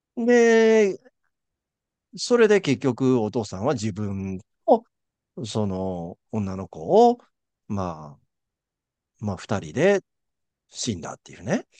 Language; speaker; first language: Japanese; native; Japanese